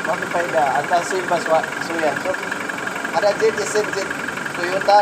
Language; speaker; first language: Arabic; non-native, learner; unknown